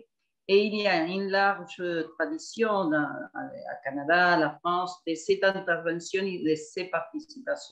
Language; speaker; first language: French; non-native, fluent; Spanish